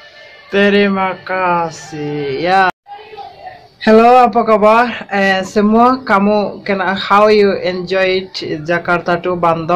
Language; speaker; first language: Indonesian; non-native, learner; Bangla